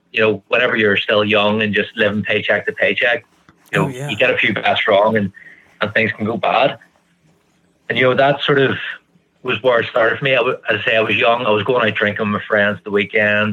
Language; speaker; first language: English; native; English